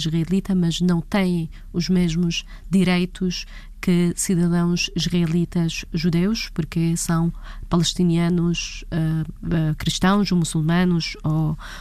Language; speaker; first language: Portuguese; non-native, fluent; Arabic